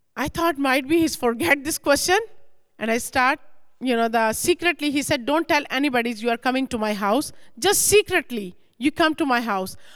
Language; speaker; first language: English; non-native, local second language; Punjabi